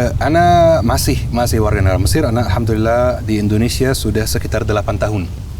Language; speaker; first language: Indonesian; non-native, fluent; Arabic